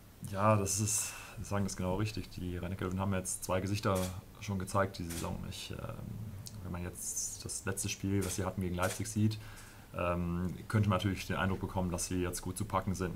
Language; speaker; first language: German; native; German